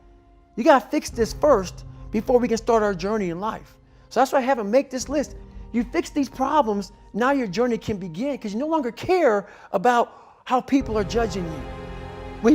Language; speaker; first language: English; native; English